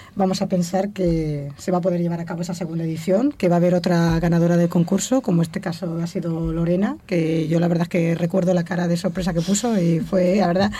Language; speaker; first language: Spanish; non-native, local second language; Catalan